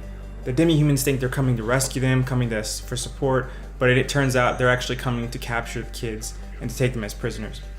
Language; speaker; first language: English; native; English